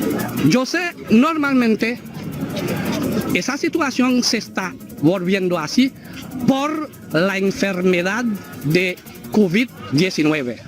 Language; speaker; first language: Spanish; non-native, local second language; Haitian Creole